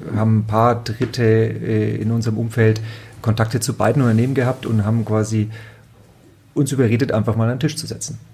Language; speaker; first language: German; native; German